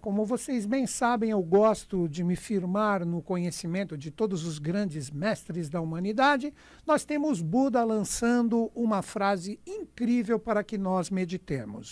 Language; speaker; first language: Portuguese; native; Portuguese